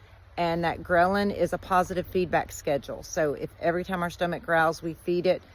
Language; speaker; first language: English; native; English